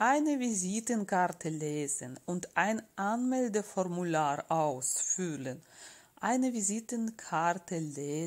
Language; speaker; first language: German; non-native, fluent; Russian